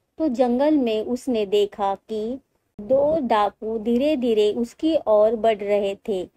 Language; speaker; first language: Hindi; native; Hindi